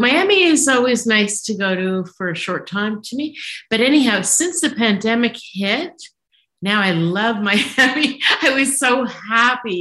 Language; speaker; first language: English; native; English